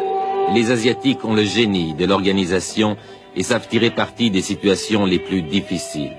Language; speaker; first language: French; native; French